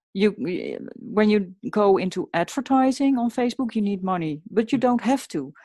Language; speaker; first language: English; non-native, fluent; Dutch